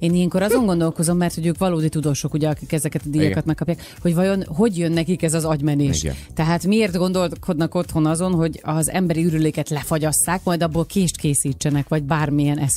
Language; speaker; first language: Hungarian; native; Hungarian